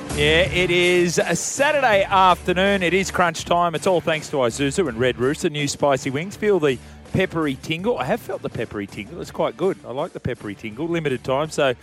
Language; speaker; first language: English; native; English